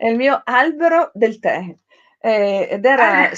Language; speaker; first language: Italian; native; Italian